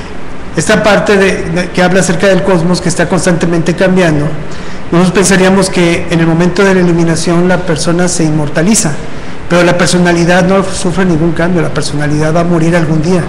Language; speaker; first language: Spanish; native; Spanish